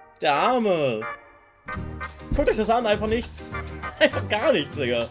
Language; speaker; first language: German; native; German